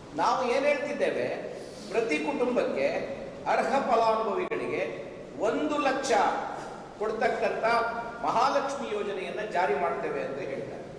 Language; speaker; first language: Kannada; native; Kannada